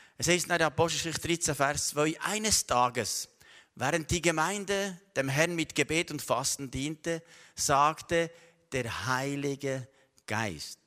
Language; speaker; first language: German; native; German